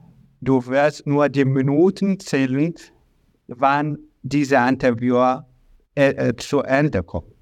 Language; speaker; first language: German; non-native, learner; Arabic